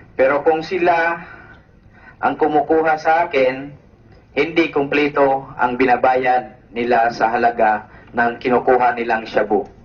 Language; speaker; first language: Filipino; non-native, local second language; Cebuano